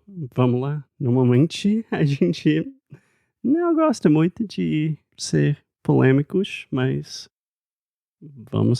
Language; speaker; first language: Portuguese; non-native, fluent; English